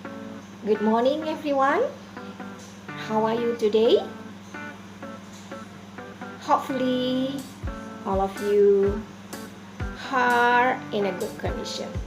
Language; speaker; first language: English; non-native, learner; Indonesian